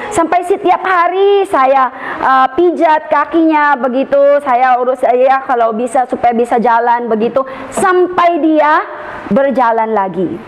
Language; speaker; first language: Indonesian; non-native, learner; Filipino